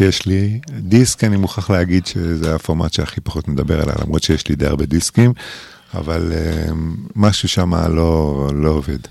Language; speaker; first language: Hebrew; early bilingual, other home language; English